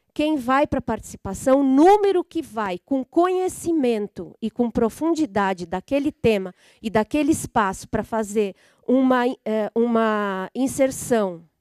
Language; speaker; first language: Portuguese; native; Portuguese